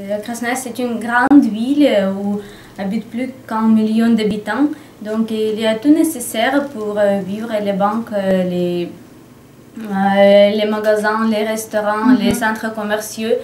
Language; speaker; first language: French; non-native, fluent; Russian